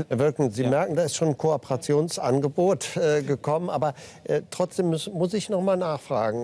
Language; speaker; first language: German; native; German